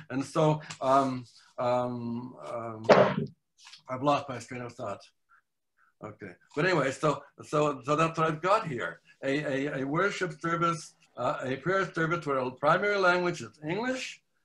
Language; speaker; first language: English; native; English